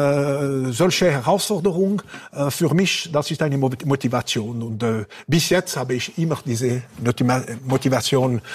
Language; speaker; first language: German; non-native, local second language; French